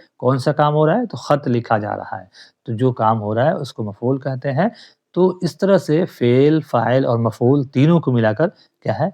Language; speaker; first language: Urdu; native; Urdu